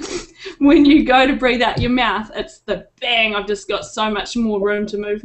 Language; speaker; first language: English; native; English